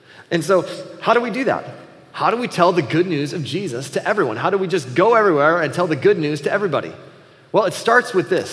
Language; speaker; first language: English; native; English